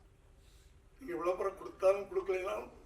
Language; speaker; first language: Tamil; native; Tamil